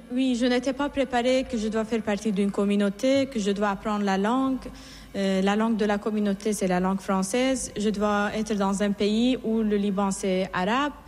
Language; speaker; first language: French; non-native, fluent; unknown